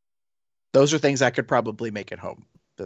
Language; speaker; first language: English; native; English